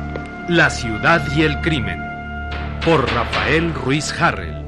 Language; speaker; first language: Spanish; native; Spanish